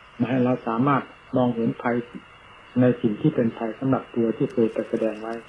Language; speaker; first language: Thai; native; Thai